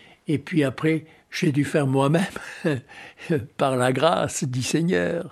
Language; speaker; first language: French; native; French